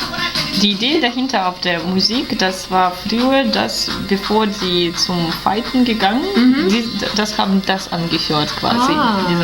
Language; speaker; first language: German; non-native, fluent; Russian